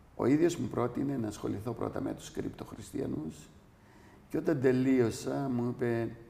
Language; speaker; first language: Greek; non-native, local second language; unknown